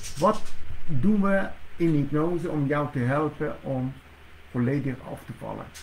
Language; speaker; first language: Dutch; non-native, fluent; Persian